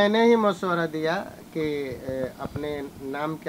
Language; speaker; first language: Hindi; native; Hindi